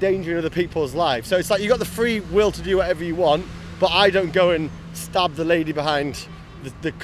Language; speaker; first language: English; native; English